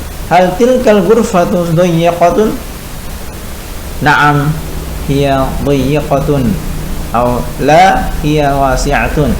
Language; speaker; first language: Arabic; non-native, fluent; Indonesian